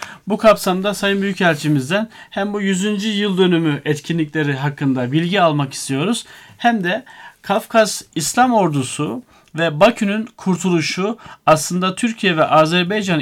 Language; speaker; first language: Turkish; native; Turkish